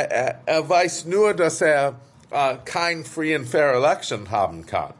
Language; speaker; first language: German; non-native, fluent; English